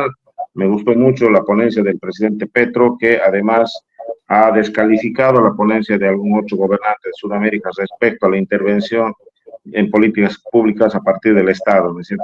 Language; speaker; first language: Spanish; native; Spanish